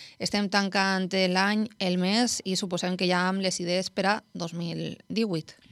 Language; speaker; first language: Catalan; native; Catalan